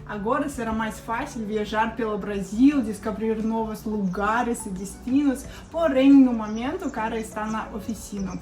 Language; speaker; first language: Portuguese; non-native, fluent; Russian